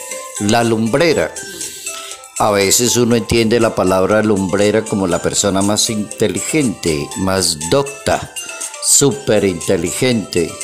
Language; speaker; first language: Spanish; native; Spanish